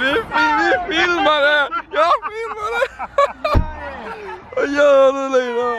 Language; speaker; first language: Swedish; native; Swedish